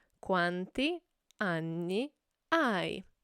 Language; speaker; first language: Italian; non-native, fluent; Polish